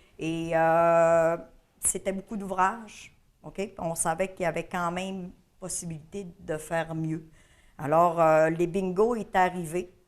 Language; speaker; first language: French; native; French